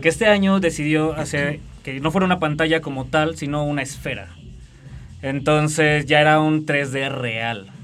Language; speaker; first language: Spanish; native; Spanish